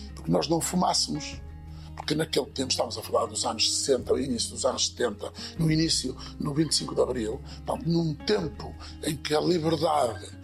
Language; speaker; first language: Portuguese; native; Portuguese